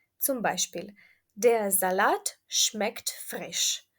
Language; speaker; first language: German; non-native, fluent; Ukrainian